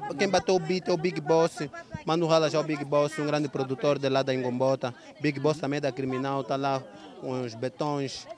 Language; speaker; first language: Portuguese; native; Portuguese